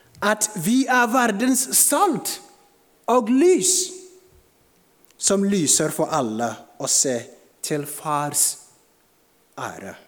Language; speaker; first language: Norwegian; non-native, fluent; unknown